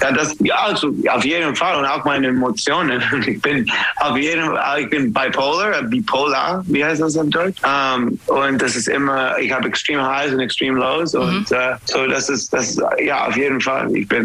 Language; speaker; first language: German; non-native, learner; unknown